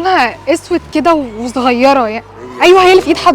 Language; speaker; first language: Arabic; native; Arabic